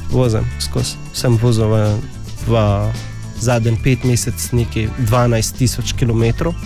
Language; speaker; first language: Slovenian; non-native, learner; Arabic